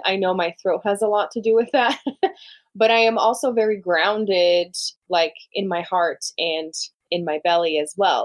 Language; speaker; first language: English; non-native, fluent; Portuguese